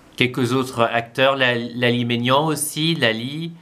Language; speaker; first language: French; native; French